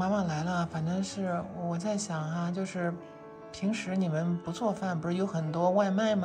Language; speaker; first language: Chinese; native; Chinese